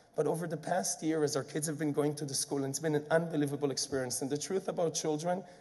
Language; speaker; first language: English; non-native, fluent; Hebrew